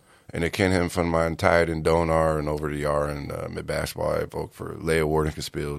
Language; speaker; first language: Dutch; non-native, learner; English